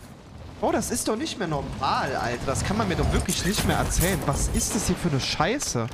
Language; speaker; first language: German; native; German